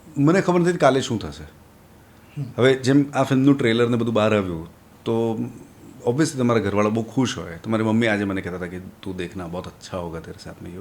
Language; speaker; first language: Gujarati; non-native, local second language; Marwari